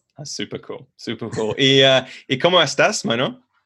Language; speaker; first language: Spanish; non-native, learner; English